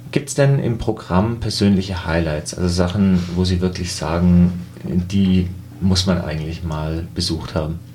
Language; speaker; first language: German; native; German